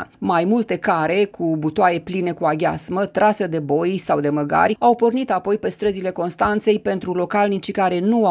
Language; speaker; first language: Romanian; native; Romanian